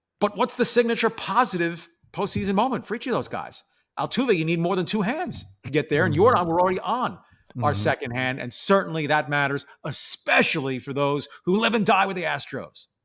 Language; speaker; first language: English; native; English